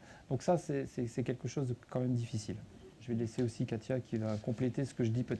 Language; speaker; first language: French; native; French